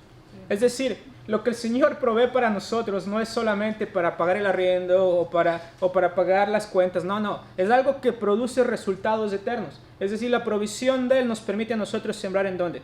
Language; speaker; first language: Spanish; native; Spanish